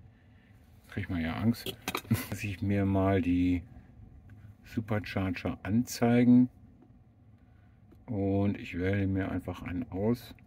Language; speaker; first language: German; native; German